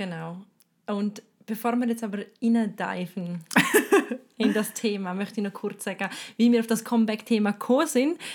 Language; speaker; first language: German; native; German